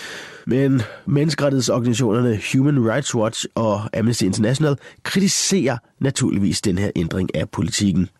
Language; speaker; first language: Danish; native; Danish